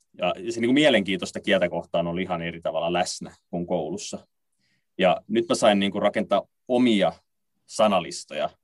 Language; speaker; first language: Finnish; native; Finnish